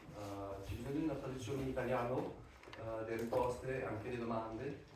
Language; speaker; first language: Italian; non-native, fluent; French